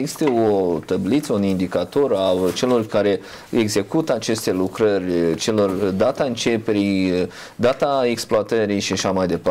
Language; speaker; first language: Romanian; native; Romanian